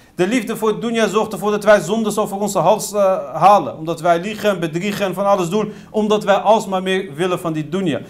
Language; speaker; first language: Dutch; early bilingual, other home language; Riffian